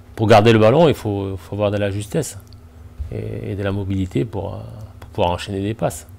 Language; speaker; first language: French; native; French